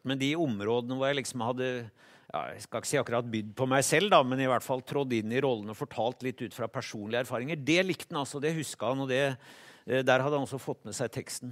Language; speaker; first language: Norwegian; native; Norwegian